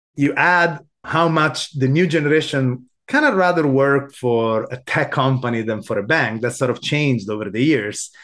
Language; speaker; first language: English; non-native, fluent; Italian